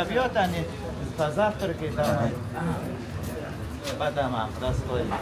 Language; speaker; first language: Russian; non-native, learner; Uzbek